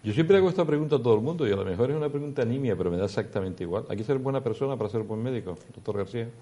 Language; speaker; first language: Spanish; native; Spanish